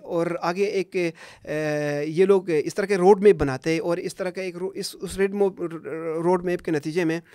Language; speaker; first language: Urdu; non-native, local second language; Punjabi